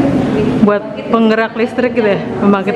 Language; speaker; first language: Indonesian; native; Indonesian